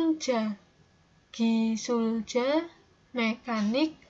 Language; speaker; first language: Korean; non-native, learner; Indonesian